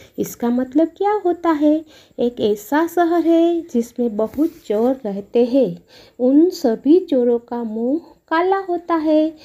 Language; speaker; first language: Hindi; non-native, local second language; Gujarati